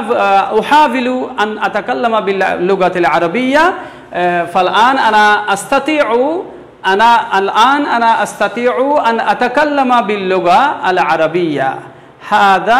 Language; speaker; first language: Arabic; non-native, fluent; Bangla